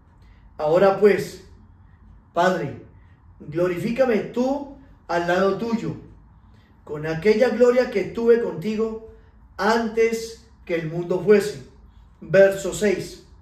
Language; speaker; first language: Spanish; native; Spanish